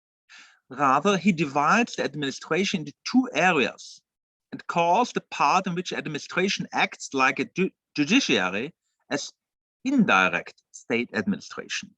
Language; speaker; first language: English; non-native, fluent; German